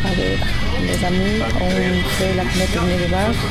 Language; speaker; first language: French; non-native, learner; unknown